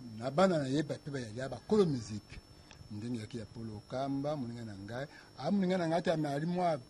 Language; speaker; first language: Lingala; native; Lingala